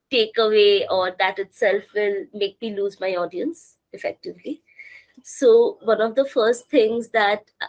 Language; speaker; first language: English; non-native, local second language; Bangla